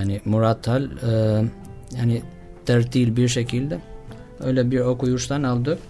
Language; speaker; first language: Turkish; non-native, learner; Albanian